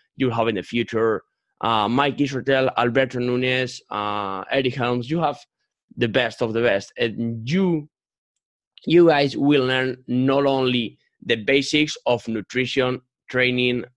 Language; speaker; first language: English; non-native, fluent; Spanish